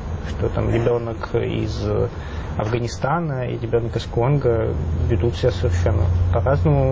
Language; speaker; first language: Russian; native; Russian